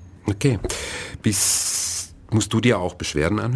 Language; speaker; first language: German; native; German